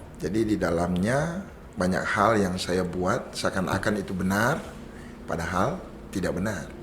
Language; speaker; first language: Indonesian; native; Indonesian